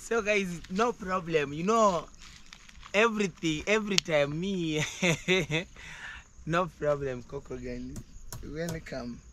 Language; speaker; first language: English; non-native, learner; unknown